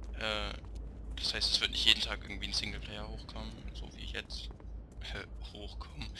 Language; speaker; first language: German; native; German